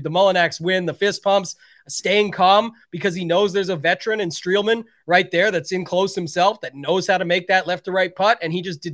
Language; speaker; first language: English; native; English